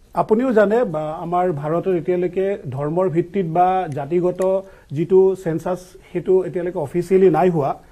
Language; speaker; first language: Assamese; non-native, local second language; Mising